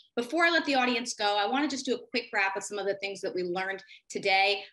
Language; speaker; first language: English; native; English